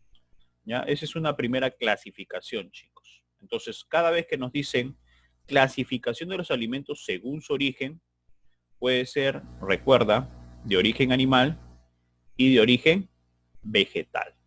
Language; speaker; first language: Spanish; native; Spanish